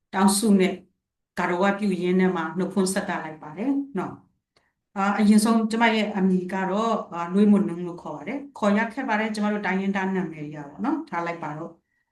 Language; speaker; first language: Burmese; non-native, local second language; Shwe Palaung